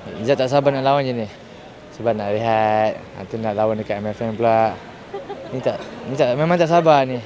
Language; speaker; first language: Malay; native; Malay